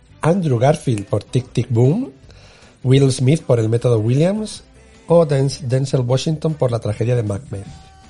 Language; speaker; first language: Spanish; native; Spanish